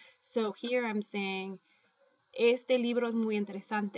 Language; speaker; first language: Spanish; non-native, fluent; English